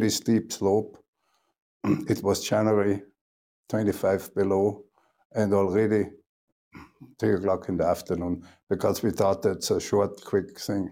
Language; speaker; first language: English; non-native, fluent; German